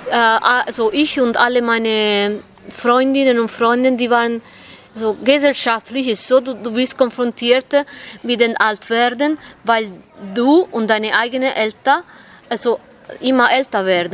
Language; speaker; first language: German; non-native, fluent; Italian